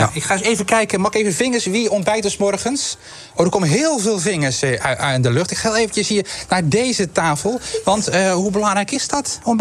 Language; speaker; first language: Dutch; native; Dutch